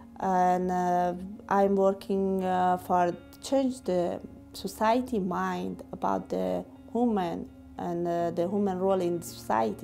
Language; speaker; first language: English; non-native, learner; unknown